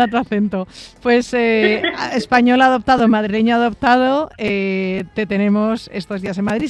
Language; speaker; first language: Spanish; native; Spanish